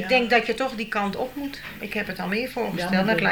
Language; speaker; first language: Dutch; native; Dutch